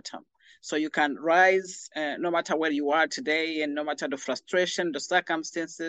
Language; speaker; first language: English; non-native, local second language; Kinyarwanda